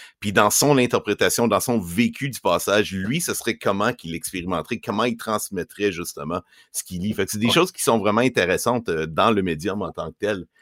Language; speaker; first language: French; native; French